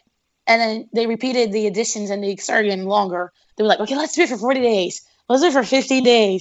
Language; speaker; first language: English; non-native, fluent; Portuguese